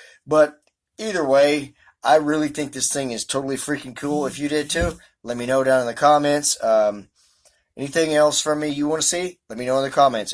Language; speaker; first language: English; native; English